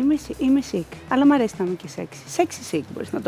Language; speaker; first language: Greek; native; Greek